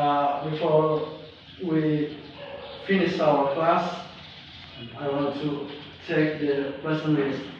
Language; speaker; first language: English; non-native, learner; Indonesian